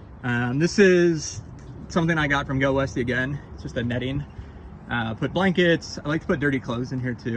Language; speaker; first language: English; native; English